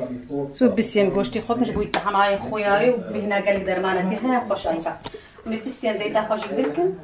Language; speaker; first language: German; non-native, learner; Kurdish